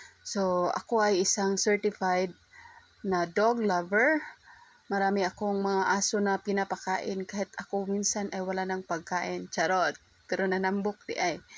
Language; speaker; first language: Filipino; non-native, local second language; Cebuano